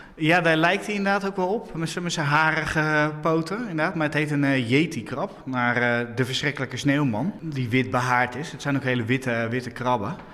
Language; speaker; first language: Dutch; native; Dutch